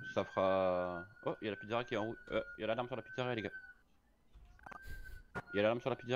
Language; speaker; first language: French; native; French